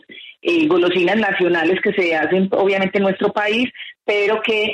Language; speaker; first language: Spanish; native; Spanish